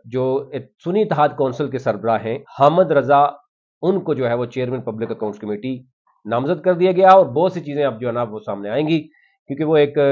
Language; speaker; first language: Urdu; non-native, local second language; Punjabi